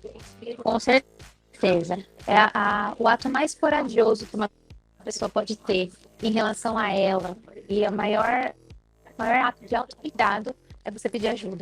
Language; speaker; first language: Portuguese; native; Portuguese